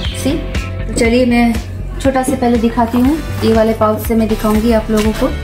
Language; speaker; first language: Hindi; non-native, local second language; Bangla